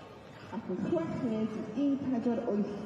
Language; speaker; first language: Welsh; non-native, learner; English